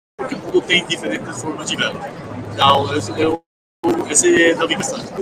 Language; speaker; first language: Portuguese; non-native, fluent; Spanish